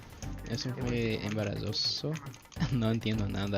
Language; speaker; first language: Spanish; non-native, learner; Filipino